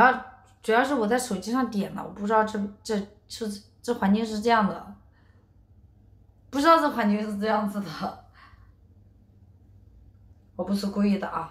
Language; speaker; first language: Chinese; native; Chinese